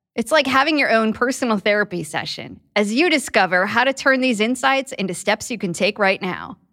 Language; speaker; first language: English; native; English